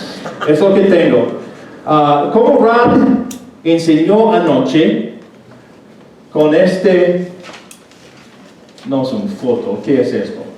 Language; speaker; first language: Spanish; non-native, fluent; English